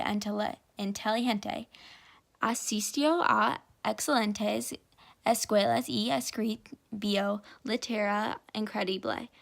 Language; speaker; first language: Spanish; non-native, learner; English